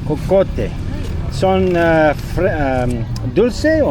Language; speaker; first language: Spanish; non-native, learner; English